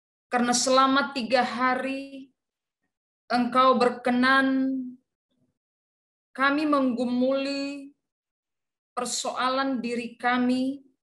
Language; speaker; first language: Indonesian; native; Indonesian